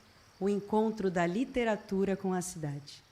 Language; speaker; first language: Portuguese; native; Portuguese